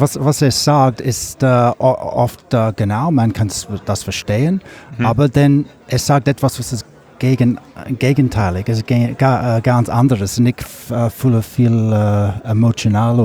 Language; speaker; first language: German; non-native, learner; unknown